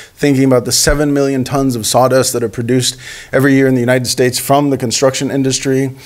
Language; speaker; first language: English; native; English